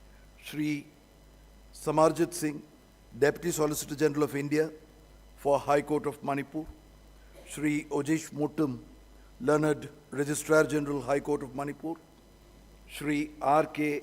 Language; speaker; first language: English; non-native, local second language; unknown